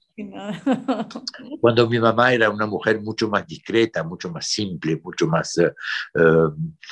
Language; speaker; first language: Spanish; non-native, fluent; French